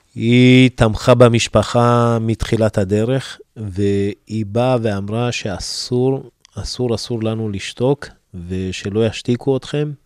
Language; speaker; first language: Hebrew; early bilingual, other home language; Amharic